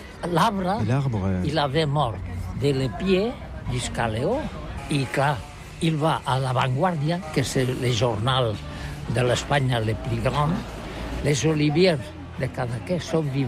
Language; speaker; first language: French; non-native, learner; Catalan